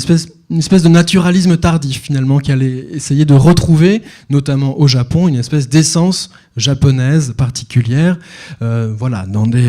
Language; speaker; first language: French; native; French